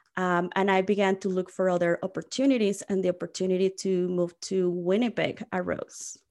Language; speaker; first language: English; non-native, fluent; Spanish